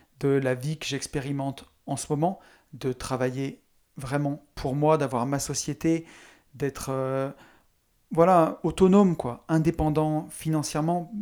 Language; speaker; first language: French; native; French